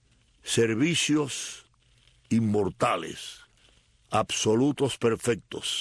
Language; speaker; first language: Spanish; native; Spanish